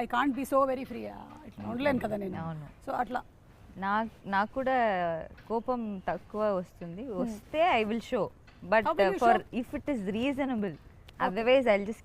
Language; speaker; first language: Telugu; native; Telugu